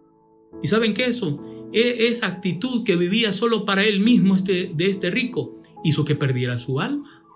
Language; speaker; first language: Spanish; native; Spanish